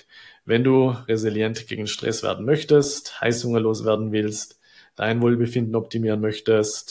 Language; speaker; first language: German; native; German